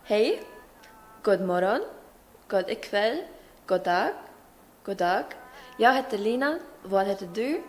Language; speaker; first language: Swedish; non-native, learner; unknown